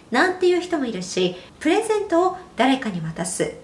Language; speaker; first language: Japanese; native; Japanese